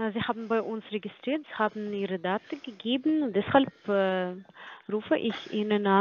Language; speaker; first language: German; non-native, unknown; Polish